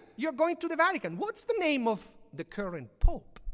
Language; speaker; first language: English; non-native, fluent; Italian